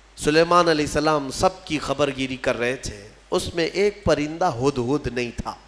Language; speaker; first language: Urdu; native; Urdu